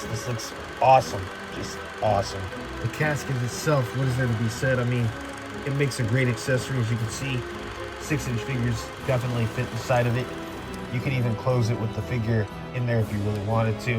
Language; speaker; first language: English; native; English